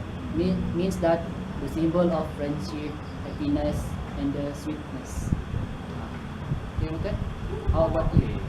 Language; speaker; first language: English; non-native, learner; Malay